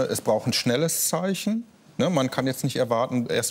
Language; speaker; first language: German; native; German